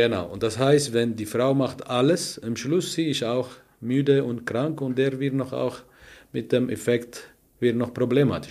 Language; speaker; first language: German; non-native, learner; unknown